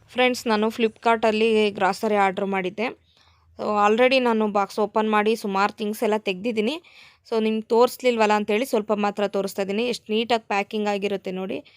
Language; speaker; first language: Kannada; native; Kannada